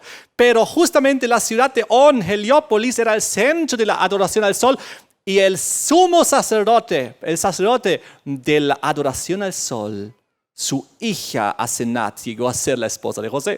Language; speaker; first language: Spanish; native; Spanish